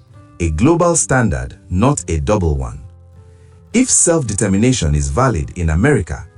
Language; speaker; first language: English; non-native, local second language; Igbo